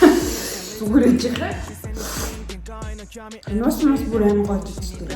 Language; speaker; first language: Mongolian; native; Mongolian